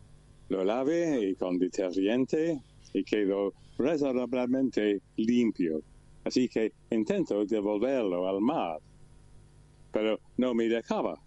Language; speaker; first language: Spanish; non-native, learner; English